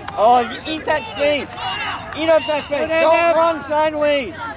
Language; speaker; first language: English; native; English